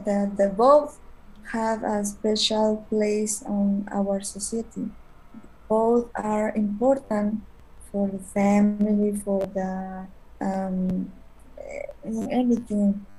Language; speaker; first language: English; non-native, learner; Spanish